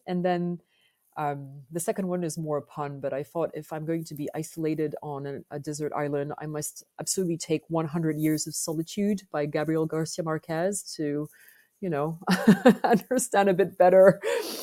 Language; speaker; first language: English; non-native, fluent; French